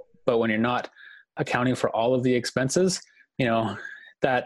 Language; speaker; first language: English; native; English